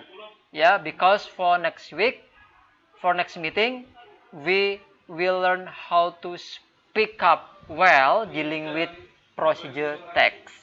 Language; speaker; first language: English; non-native, fluent; Indonesian